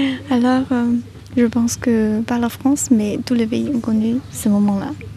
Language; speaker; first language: French; non-native, fluent; Chinese